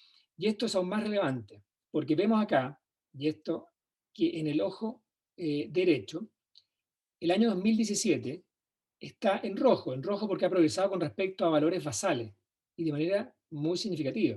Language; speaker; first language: Spanish; native; Spanish